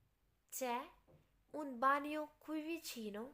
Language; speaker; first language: Italian; non-native, fluent; Urdu